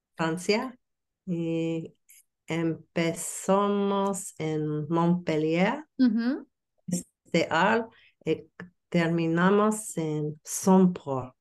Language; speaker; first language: Spanish; non-native, learner; English